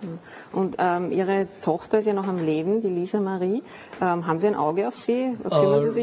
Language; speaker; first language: German; native; German